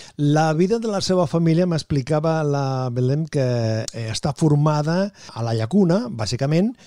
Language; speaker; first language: Catalan; native; Catalan